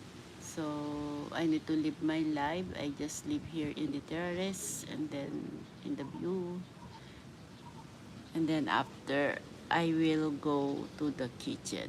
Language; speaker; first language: English; non-native, local second language; Filipino